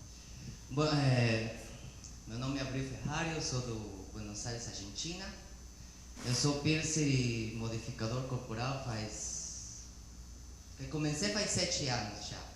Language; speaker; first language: Portuguese; non-native, learner; Spanish